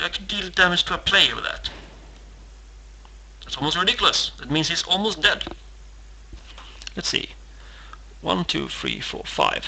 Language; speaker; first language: English; non-native, fluent; Swedish